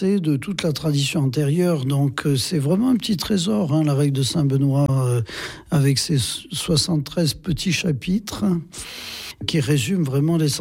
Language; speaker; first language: French; native; French